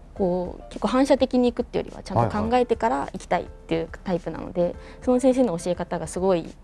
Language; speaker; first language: Japanese; native; Japanese